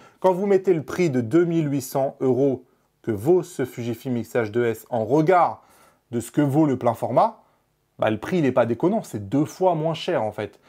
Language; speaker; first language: French; native; French